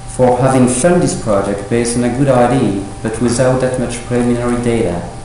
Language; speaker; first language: English; non-native, fluent; French